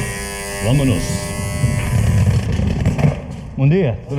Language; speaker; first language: Spanish; non-native, learner; Dutch